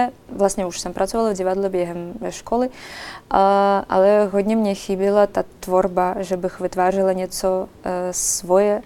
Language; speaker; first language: Czech; non-native, fluent; Russian